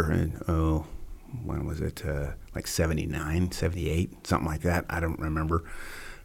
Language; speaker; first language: English; native; English